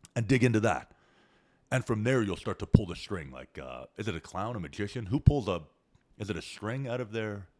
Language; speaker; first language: English; native; English